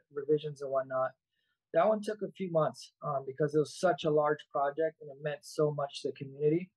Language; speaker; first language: English; native; English